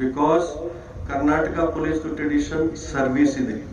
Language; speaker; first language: Kannada; non-native, fluent; Hindi